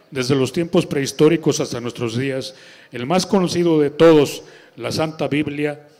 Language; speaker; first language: Spanish; native; Spanish